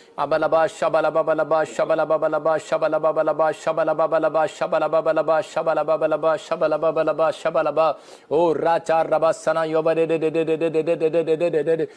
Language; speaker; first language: Hindi; non-native, local second language; Punjabi